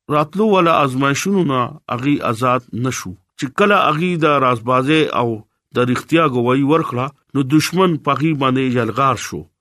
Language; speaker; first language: Pashto; non-native, local second language; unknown